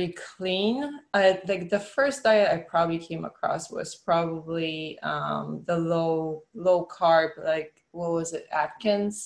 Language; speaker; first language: English; non-native, fluent; Polish